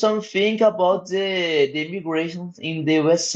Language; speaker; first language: English; non-native, learner; Portuguese